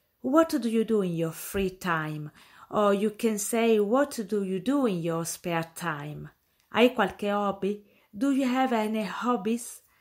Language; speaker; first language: English; non-native, fluent; Italian